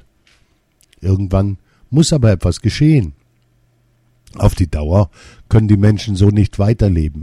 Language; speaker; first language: German; early bilingual, other home language; Arabic